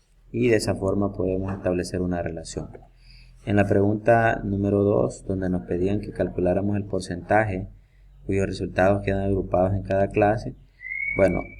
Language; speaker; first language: Spanish; native; Spanish